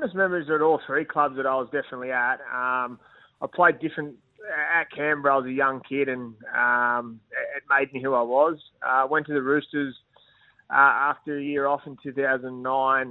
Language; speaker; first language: English; native; English